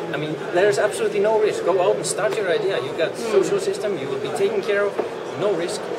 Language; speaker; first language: English; non-native, fluent; Icelandic